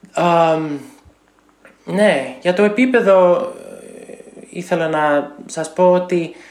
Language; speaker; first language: Greek; non-native, learner; English